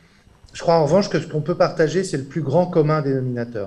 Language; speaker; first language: French; native; French